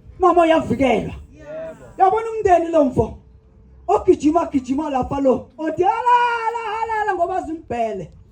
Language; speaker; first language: Zulu; non-native, local second language; South Ndebele